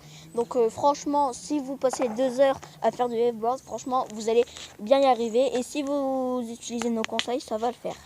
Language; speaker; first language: French; native; French